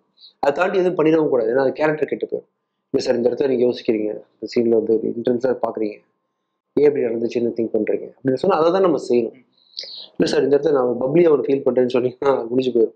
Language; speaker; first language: Tamil; native; Tamil